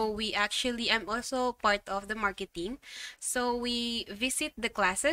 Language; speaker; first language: English; non-native, local second language; Filipino